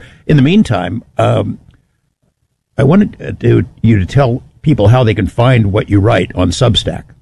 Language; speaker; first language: English; native; English